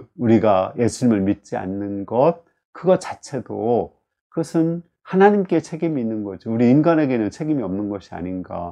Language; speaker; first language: Korean; native; Korean